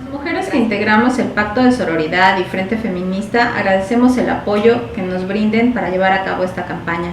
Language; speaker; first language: Spanish; native; Spanish